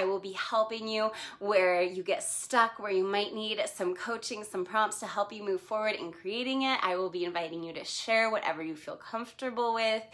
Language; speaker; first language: English; native; English